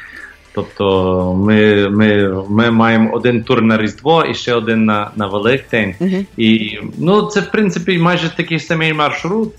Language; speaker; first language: Ukrainian; early bilingual, heritage; English